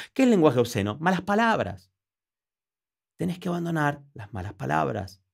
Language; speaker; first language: Spanish; native; Spanish